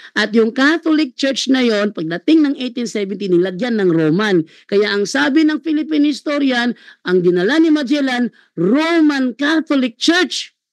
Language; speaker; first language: Filipino; non-native, local second language; Cebuano